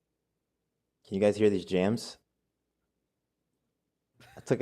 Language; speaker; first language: English; native; English